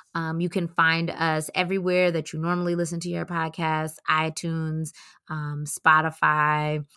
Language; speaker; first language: English; native; English